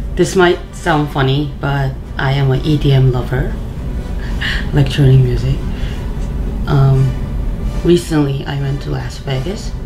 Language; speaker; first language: English; non-native, fluent; Korean